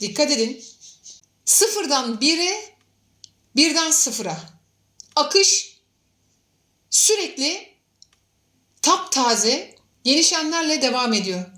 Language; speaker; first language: Turkish; native; Turkish